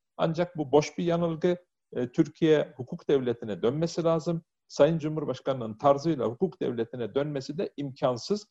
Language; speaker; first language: Turkish; early bilingual, heritage; Turkish